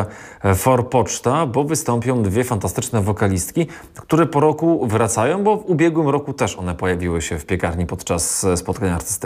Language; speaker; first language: Polish; native; Polish